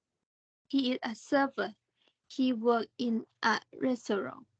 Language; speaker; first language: English; non-native, learner; Thai